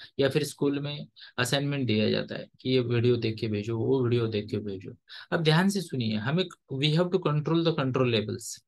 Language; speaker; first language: Hindi; non-native, local second language; Marathi